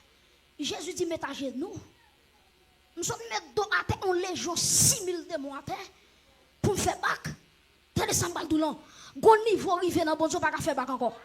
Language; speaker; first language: French; non-native, local second language; Haitian Creole